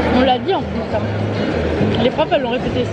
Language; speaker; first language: French; native; French